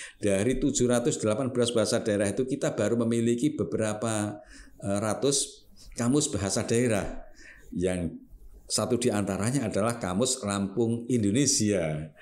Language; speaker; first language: Indonesian; non-native, local second language; Javanese